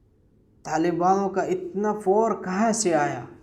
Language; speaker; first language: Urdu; non-native, local second language; Pashto